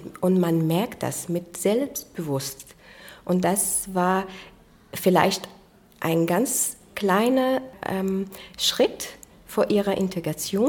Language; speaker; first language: German; non-native, fluent; Arabic